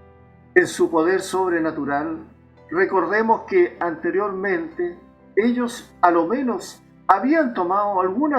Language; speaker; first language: Spanish; native; Spanish